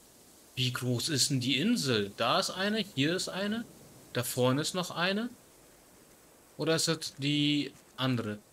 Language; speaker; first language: German; native; German